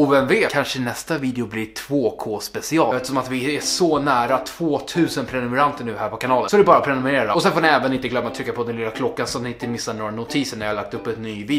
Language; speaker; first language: Swedish; native; Swedish